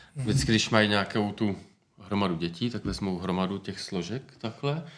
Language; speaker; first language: Czech; native; Czech